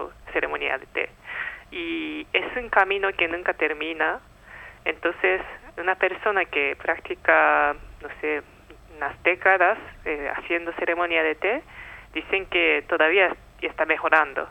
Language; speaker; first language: Spanish; non-native, fluent; Japanese